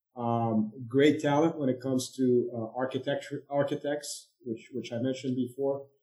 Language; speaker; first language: English; non-native, fluent; Arabic